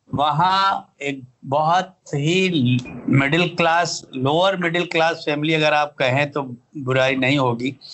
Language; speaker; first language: Hindi; native; Hindi